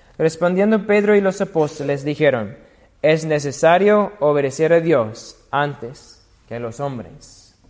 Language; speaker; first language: Spanish; non-native, fluent; English